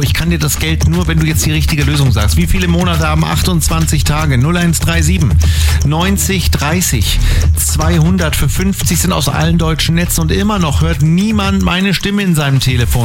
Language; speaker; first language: German; native; German